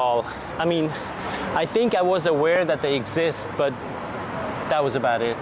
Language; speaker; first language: English; non-native, fluent; Swiss German